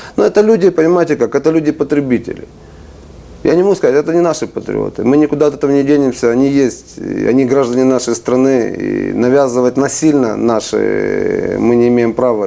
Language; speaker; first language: Russian; non-native, local second language; Ukrainian